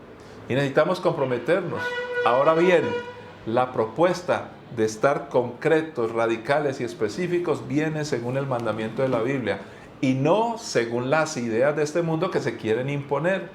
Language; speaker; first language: Spanish; native; Spanish